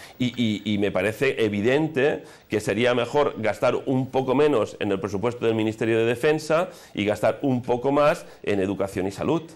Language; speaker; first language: Spanish; non-native, local second language; Catalan